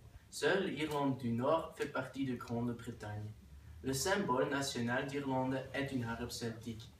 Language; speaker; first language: French; non-native, learner; Dutch